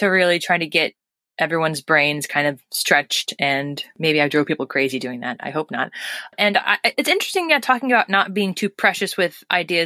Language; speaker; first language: English; native; English